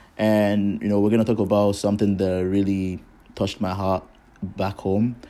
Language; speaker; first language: English; non-native, local second language; Igbo